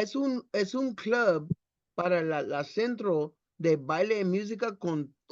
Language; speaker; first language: Spanish; non-native, learner; English